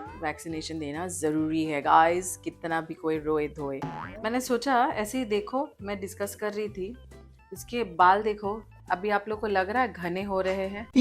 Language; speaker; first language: Hindi; non-native, local second language; Bangla